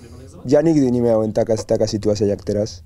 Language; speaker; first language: Polish; non-native, learner; Spanish